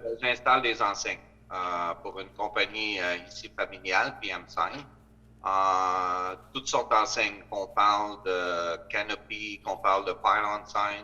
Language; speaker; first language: French; native; French